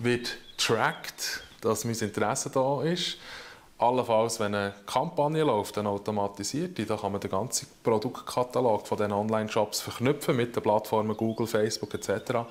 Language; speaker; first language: German; native; German